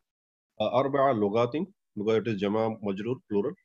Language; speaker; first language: Arabic; non-native, learner; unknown